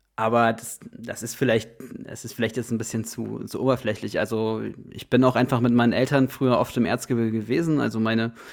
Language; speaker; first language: German; native; German